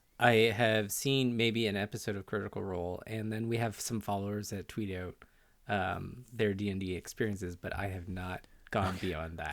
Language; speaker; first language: English; native; English